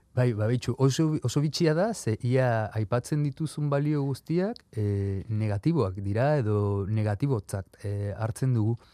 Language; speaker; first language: Basque; non-native, local second language; Spanish